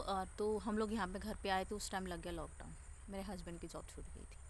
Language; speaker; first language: Hindi; native; Hindi